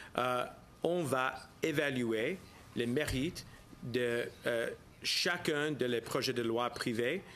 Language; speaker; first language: French; non-native, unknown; English